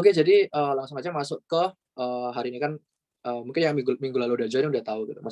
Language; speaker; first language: Indonesian; native; Indonesian